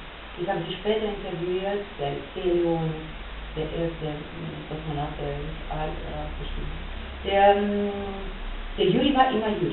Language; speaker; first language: German; non-native, fluent; Russian